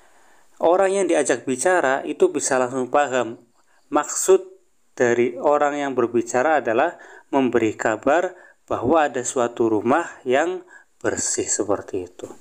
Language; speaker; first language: Indonesian; native; Indonesian